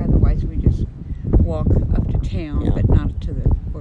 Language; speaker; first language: English; native; English